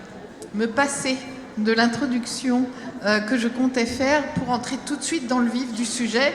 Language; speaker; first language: French; native; French